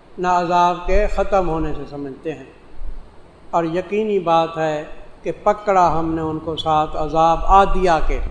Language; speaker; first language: Urdu; non-native, local second language; Saraiki